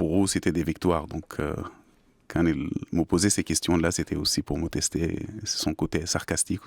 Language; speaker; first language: French; non-native, fluent; Arabic